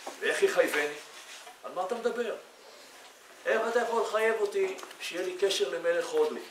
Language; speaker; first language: Hebrew; native; Hebrew